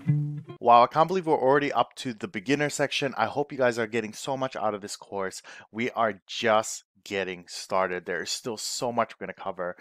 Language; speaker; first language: English; native; English